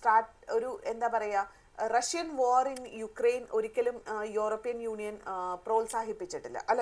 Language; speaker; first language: Malayalam; native; Malayalam